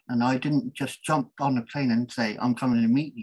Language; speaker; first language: English; native; English